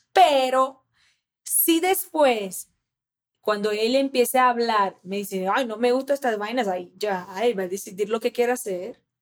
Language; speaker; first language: Spanish; non-native, fluent; Portuguese